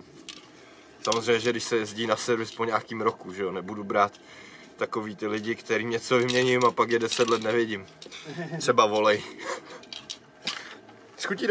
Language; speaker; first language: Czech; native; Czech